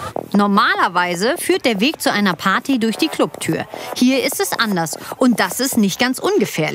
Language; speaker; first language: German; native; German